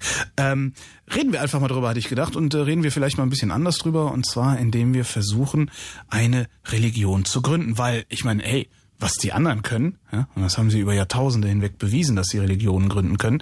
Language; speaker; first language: German; native; German